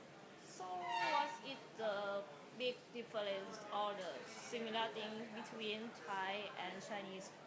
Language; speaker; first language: English; non-native, fluent; Thai